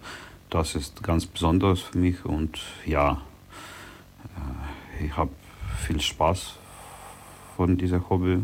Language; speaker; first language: German; non-native, learner; Ukrainian